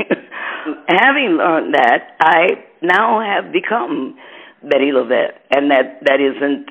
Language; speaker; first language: English; native; English